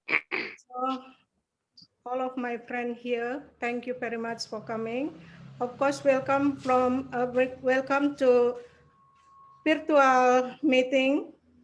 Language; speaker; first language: English; non-native, learner; Indonesian